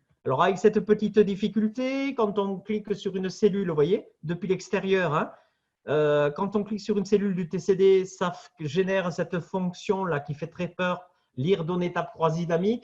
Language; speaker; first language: French; native; French